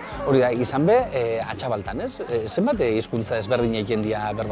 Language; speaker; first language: Basque; native; Basque